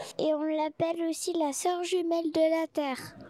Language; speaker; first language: French; native; French